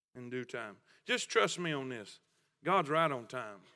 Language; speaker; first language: English; native; English